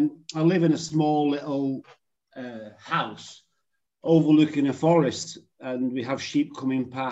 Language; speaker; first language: English; native; English